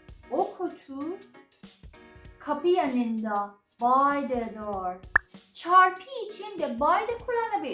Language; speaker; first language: Turkish; non-native, learner; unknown